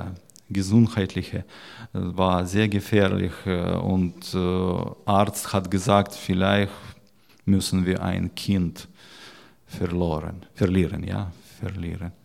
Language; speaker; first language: German; non-native, learner; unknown